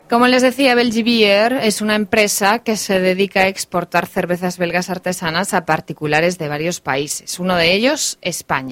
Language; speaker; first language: Spanish; native; Spanish